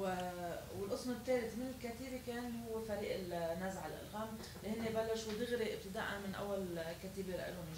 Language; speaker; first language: Arabic; native; Arabic